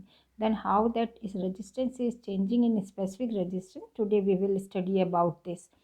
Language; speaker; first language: English; non-native, local second language; Hindi